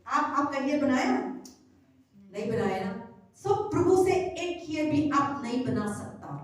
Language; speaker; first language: Hindi; non-native, local second language; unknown